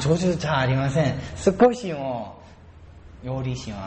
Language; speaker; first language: Japanese; non-native, learner; Korean